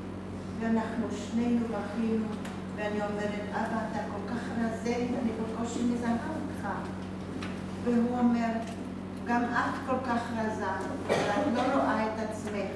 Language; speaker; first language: Hebrew; non-native, fluent; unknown